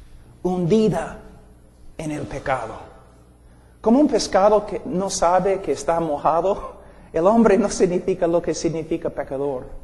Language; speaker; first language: Spanish; non-native, fluent; English